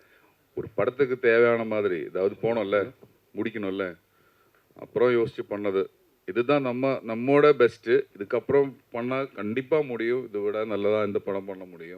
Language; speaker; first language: Tamil; non-native, learner; Malayalam